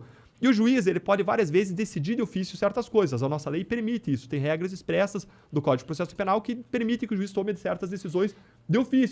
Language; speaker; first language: Portuguese; native; Portuguese